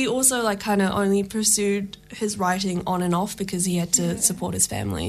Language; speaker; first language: English; native; English